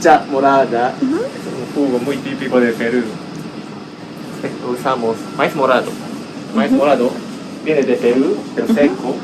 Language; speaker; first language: Spanish; non-native, fluent; Japanese